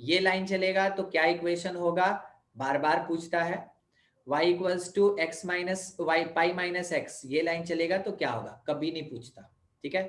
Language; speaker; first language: Hindi; native; Hindi